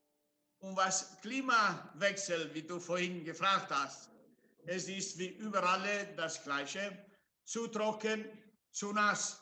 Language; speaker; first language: German; non-native, fluent; Italian